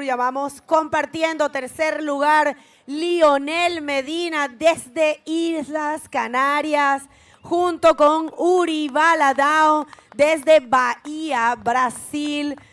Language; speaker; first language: Spanish; native; Spanish